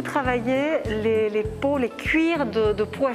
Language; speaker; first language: French; native; French